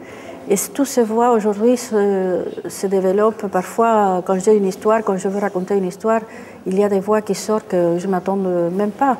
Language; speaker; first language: French; non-native, fluent; Spanish